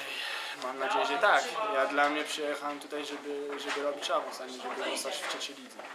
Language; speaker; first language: Polish; early bilingual, heritage; Polish